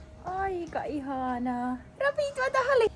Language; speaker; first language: Finnish; native; Finnish